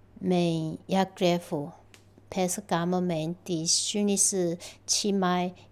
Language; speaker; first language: Danish; non-native, learner; Chinese